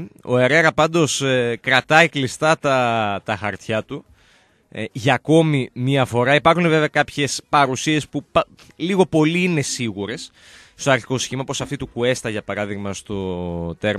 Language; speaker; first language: Greek; native; Greek